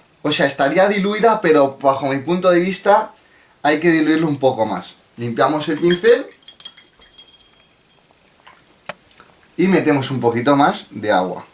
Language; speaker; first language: Spanish; native; Spanish